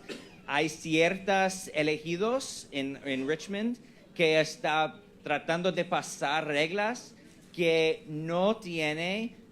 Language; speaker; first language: Spanish; non-native, fluent; English